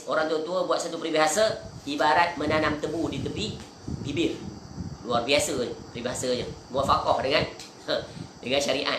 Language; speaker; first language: Malay; native; Malay